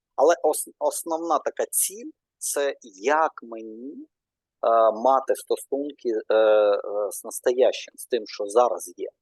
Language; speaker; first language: Ukrainian; non-native, local second language; Russian